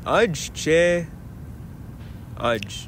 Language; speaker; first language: Punjabi; non-native, learner; English